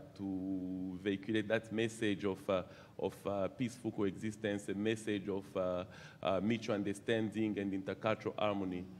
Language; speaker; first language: English; non-native, fluent; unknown